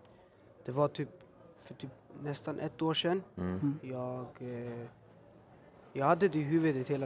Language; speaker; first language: Swedish; early bilingual, other home language; Albanian